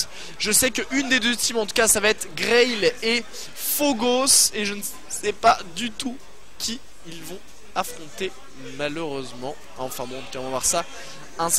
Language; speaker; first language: French; native; French